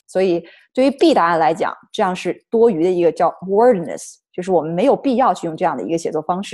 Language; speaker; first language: Chinese; native; Chinese